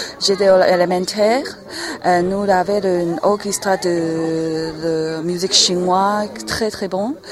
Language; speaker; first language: French; non-native, learner; Chinese